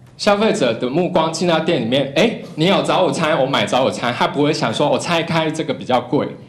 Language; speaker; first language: Chinese; non-native, local second language; Cantonese